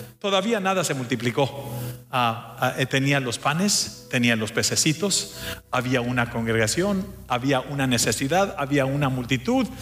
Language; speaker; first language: Spanish; early bilingual, heritage; Spanish